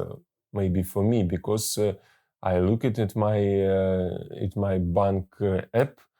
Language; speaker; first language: English; non-native, learner; Russian